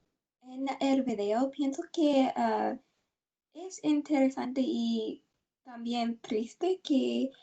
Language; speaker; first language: Spanish; non-native, learner; English